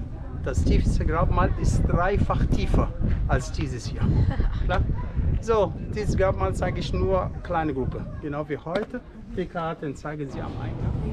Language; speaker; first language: German; non-native, fluent; Arabic